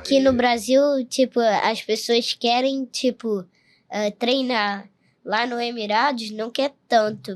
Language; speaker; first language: Portuguese; early bilingual, heritage; Portuguese